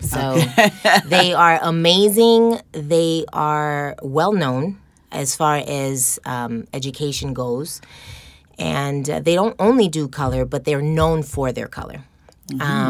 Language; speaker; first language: English; native; English